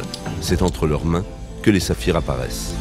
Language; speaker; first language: French; native; French